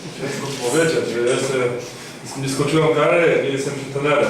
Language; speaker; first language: Polish; early bilingual, heritage; Polish